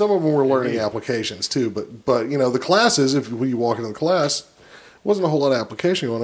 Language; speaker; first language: English; native; English